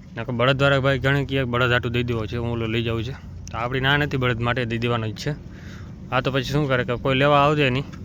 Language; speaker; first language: Gujarati; native; Gujarati